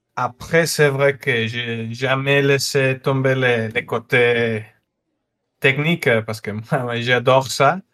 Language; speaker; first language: French; non-native, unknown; Spanish